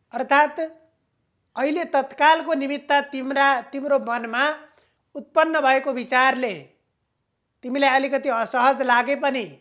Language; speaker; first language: Nepali; native; Nepali